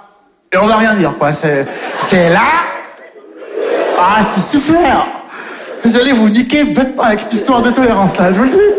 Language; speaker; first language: French; native; French